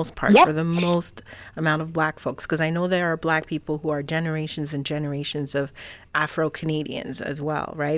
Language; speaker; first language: English; native; English